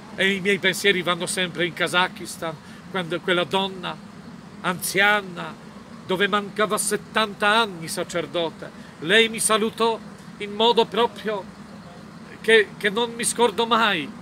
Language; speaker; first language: Italian; non-native, fluent; Polish